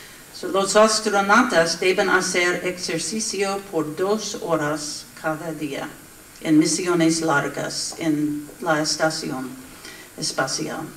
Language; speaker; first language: Spanish; non-native, learner; English